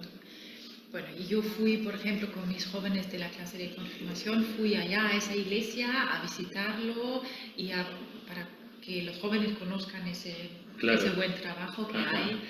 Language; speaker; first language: Spanish; non-native, fluent; German